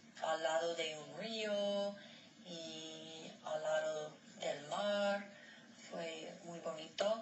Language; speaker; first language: Spanish; non-native, learner; English